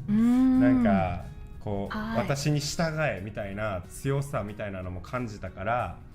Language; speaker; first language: Japanese; native; Japanese